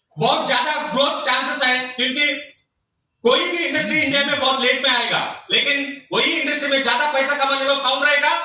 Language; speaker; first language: Hindi; non-native, local second language; Telugu